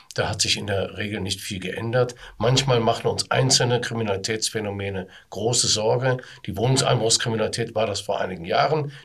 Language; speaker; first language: German; native; German